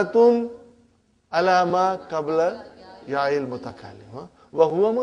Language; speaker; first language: Arabic; non-native, fluent; Urdu